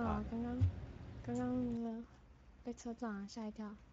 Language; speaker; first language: Chinese; native; Chinese